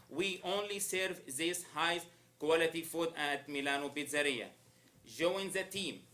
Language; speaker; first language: English; non-native, learner; Arabic